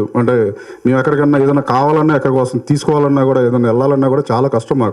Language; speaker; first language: Telugu; native; Telugu